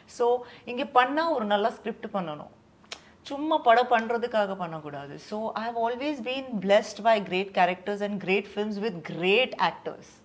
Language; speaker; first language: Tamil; non-native, fluent; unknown